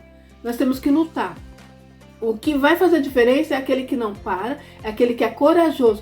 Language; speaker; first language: Portuguese; native; Portuguese